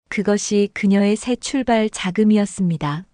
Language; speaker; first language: Korean; native; Korean